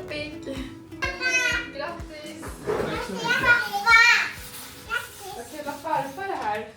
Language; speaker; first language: Swedish; native; Swedish